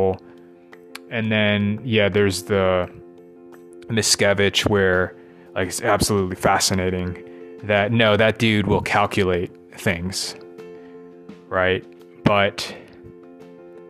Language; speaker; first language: English; native; English